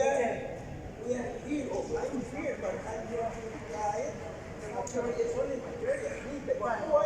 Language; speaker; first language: English; non-native, learner; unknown